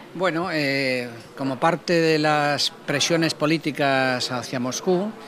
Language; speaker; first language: Spanish; native; Spanish